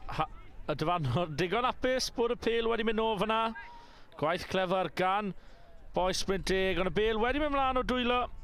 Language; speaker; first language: Welsh; native; Welsh